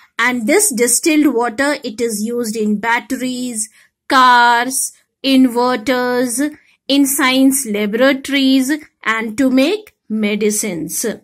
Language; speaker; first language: English; non-native, local second language; Hindi